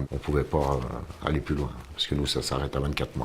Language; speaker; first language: French; native; French